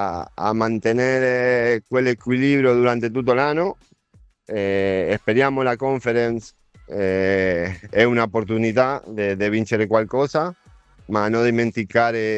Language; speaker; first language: Italian; non-native, fluent; Spanish